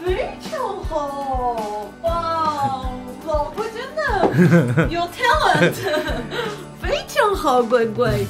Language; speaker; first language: Chinese; non-native, learner; Armenian